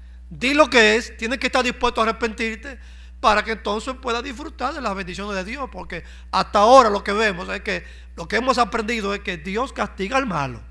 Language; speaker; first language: Spanish; native; Spanish